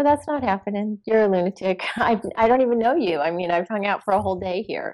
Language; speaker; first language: English; native; English